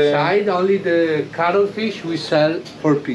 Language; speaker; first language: English; non-native, learner; Italian